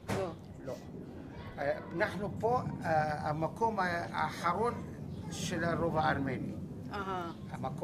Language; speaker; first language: Hebrew; non-native, local second language; Armenian